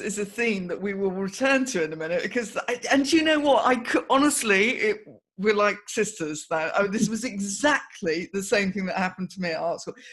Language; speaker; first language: English; native; English